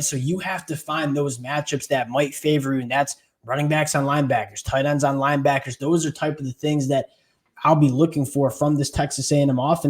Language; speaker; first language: English; native; English